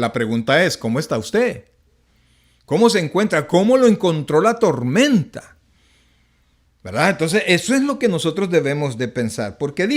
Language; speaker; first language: Spanish; native; Spanish